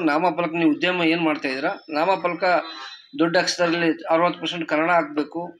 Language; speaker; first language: Kannada; non-native, local second language; Marathi